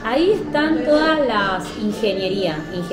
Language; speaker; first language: Spanish; native; Spanish